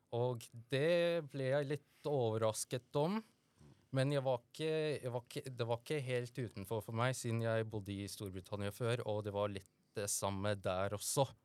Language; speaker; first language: Norwegian; early bilingual, other home language; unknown